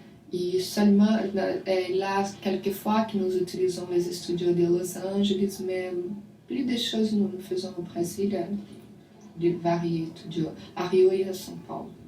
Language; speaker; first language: French; non-native, learner; Portuguese